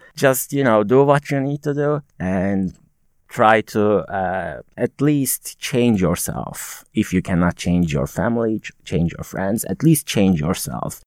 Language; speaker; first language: English; non-native, fluent; Turkish